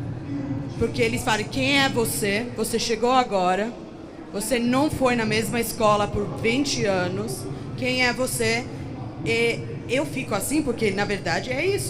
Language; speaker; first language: Portuguese; non-native, fluent; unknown